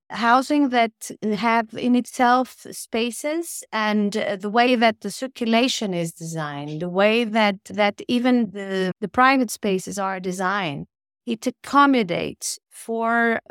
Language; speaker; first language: English; non-native, fluent; Portuguese